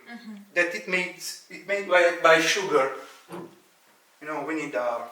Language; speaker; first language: English; non-native, fluent; Italian